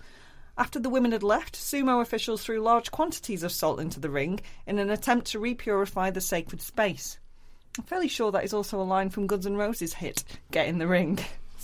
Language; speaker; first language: English; native; English